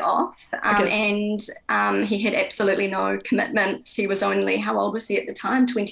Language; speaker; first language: English; native; English